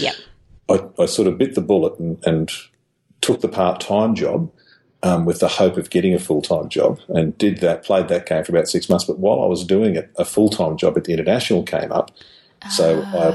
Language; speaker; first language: English; native; English